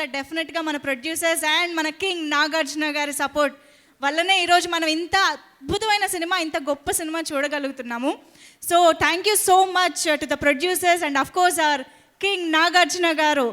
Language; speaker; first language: Telugu; native; Telugu